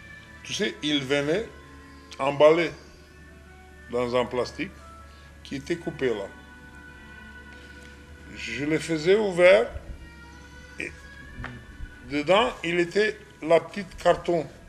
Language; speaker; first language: French; non-native, fluent; Romanian